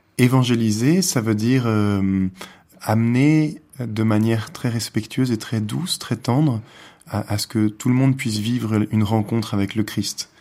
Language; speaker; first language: French; native; French